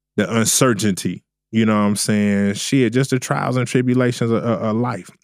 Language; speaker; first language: English; native; English